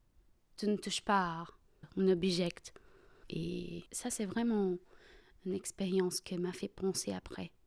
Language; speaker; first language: French; non-native, fluent; Portuguese